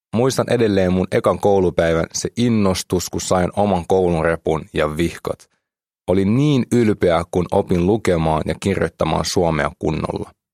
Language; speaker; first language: Finnish; early bilingual, other home language; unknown